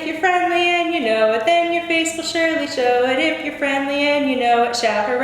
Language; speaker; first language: English; native; English